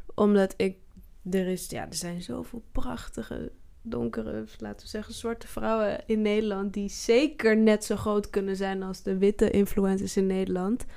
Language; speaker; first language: Dutch; early bilingual, other home language; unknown